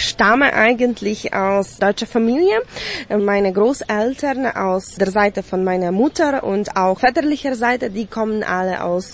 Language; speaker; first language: German; early bilingual, heritage; German